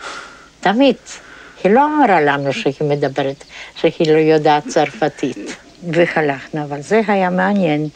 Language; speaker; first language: Hebrew; non-native, fluent; Polish